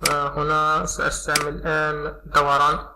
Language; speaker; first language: Arabic; native; Arabic